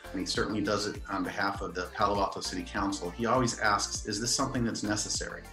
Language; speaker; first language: English; native; English